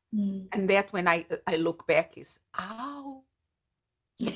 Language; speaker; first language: English; non-native, fluent; Portuguese